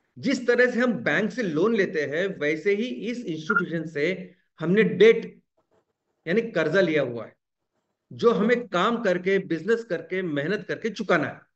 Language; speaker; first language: Hindi; non-native, local second language; Marathi